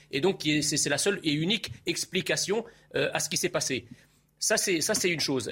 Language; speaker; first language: French; early bilingual, other home language; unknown